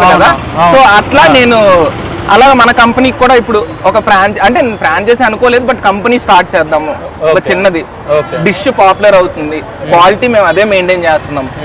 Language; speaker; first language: Telugu; early bilingual, other home language; Burmese